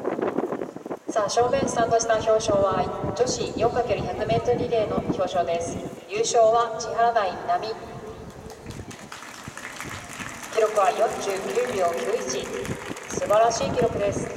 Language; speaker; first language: Japanese; native; Japanese